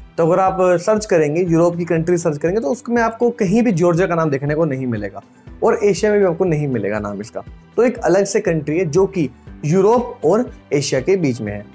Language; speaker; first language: Hindi; native; Hindi